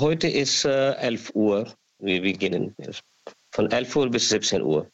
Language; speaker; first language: German; non-native, learner; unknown